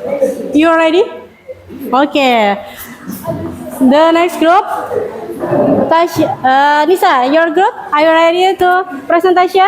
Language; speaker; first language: English; non-native, learner; Indonesian